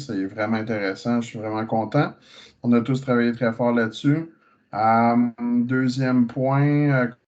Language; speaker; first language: French; native; French